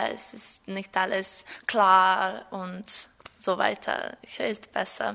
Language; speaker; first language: German; non-native, learner; Serbian